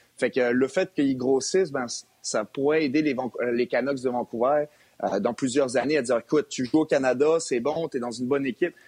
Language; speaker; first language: French; native; French